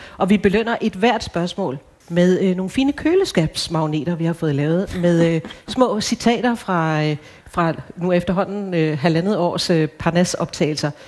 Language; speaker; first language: Danish; native; Danish